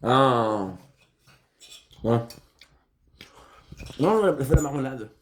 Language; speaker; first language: French; native; French